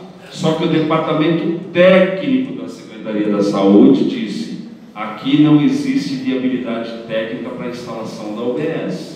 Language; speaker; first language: Portuguese; native; Portuguese